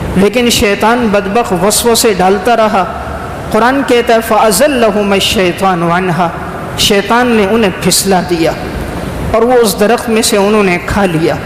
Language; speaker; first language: Urdu; native; Urdu